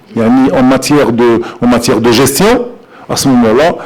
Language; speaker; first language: French; non-native, local second language; Arabic